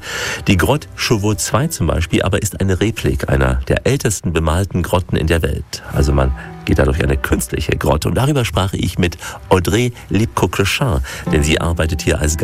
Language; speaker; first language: German; native; German